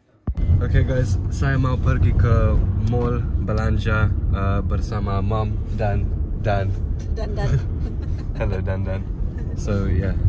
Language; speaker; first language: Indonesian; early bilingual, heritage; English